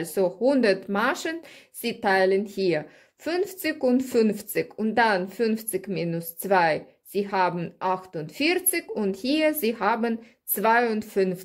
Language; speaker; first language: German; non-native, learner; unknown